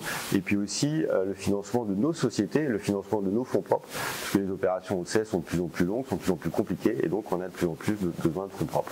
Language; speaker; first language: French; native; French